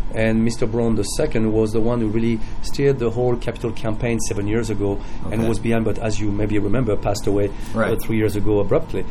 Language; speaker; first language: English; non-native, fluent; French